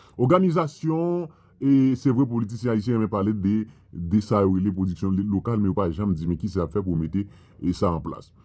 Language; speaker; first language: Haitian Creole; non-native, fluent; Spanish